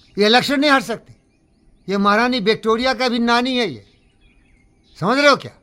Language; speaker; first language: Hindi; non-native, local second language; Bangla